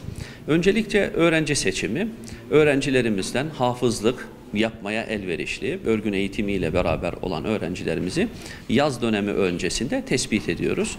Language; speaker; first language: Turkish; native; Turkish